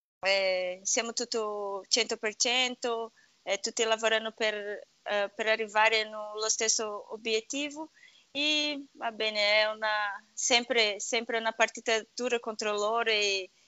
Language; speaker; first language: Italian; non-native, learner; Portuguese